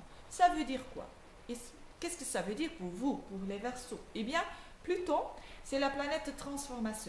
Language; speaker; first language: French; non-native, local second language; Dutch